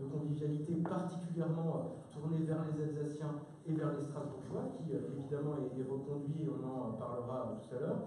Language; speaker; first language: French; native; French